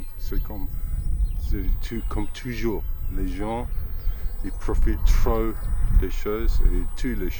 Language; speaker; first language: French; non-native, fluent; English